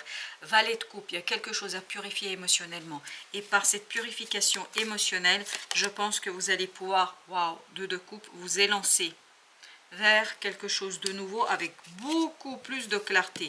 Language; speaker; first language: French; native; French